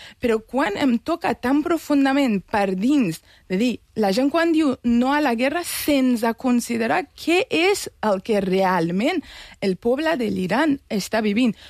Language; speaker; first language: Catalan; non-native, fluent; Persian